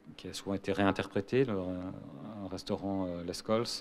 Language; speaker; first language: French; native; French